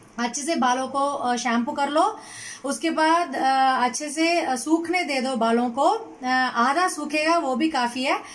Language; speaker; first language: Hindi; non-native, local second language; Tamil